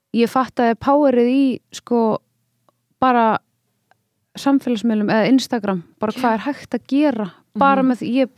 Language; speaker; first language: Icelandic; early bilingual, other home language; French